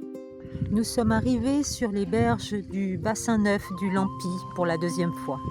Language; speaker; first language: French; native; French